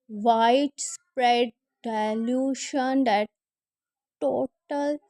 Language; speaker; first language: English; non-native, learner; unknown